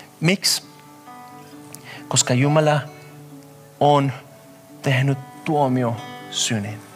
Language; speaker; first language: Finnish; non-native, fluent; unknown